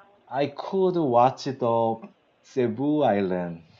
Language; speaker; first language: English; non-native, learner; Korean